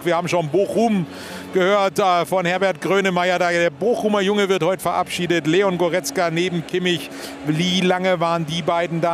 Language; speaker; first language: German; native; German